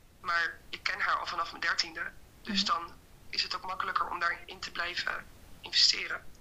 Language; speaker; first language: Dutch; native; Dutch